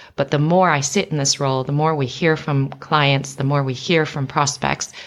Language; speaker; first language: English; native; English